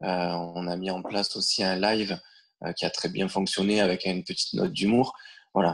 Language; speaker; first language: French; native; French